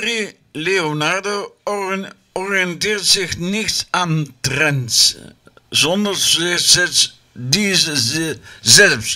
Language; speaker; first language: German; non-native, learner; Dutch